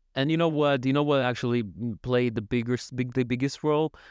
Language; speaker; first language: English; non-native, learner; Russian